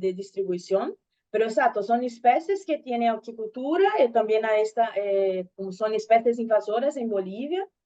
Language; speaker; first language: Spanish; non-native, learner; Portuguese